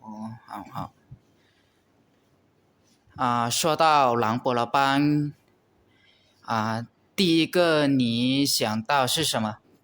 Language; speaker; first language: Chinese; non-native, learner; Lao